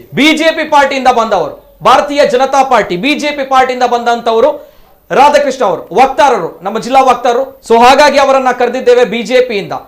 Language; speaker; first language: Kannada; non-native, local second language; Tulu